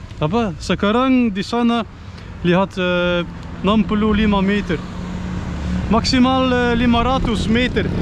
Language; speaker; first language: Indonesian; non-native, learner; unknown